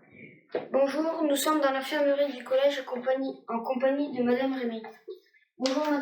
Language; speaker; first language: French; native; French